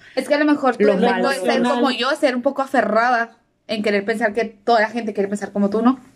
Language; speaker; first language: Spanish; early bilingual, heritage; Spanish